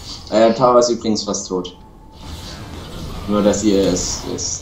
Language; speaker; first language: German; early bilingual, heritage; German